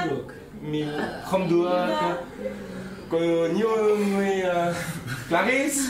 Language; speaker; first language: Vietnamese; non-native, learner; French